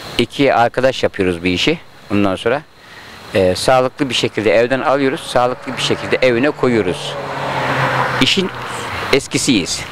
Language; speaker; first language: Turkish; native; Turkish